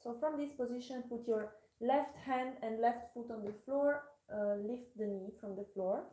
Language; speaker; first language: English; non-native, fluent; Italian